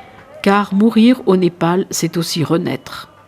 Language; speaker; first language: French; native; French